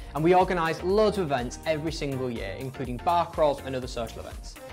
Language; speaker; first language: English; non-native, fluent; Chinese